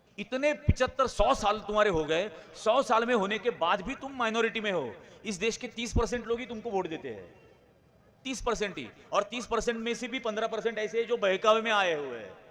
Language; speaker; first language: Hindi; non-native, local second language; Marathi